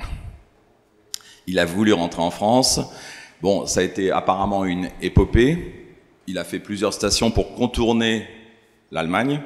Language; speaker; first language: French; native; French